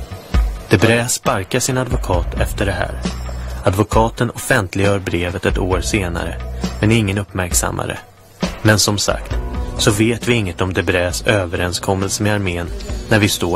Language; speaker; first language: Swedish; native; Swedish